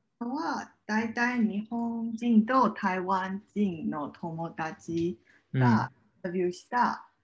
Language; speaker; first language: Japanese; non-native, learner; Chinese